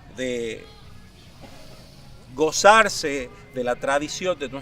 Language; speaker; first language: Spanish; native; Spanish